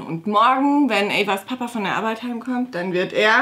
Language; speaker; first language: German; native; German